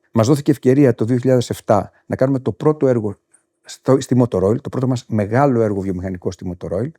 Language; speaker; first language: Greek; native; Greek